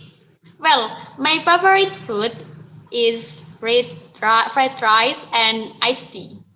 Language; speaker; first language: English; non-native, learner; Indonesian